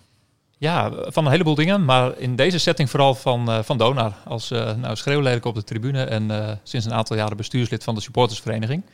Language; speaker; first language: Dutch; native; Dutch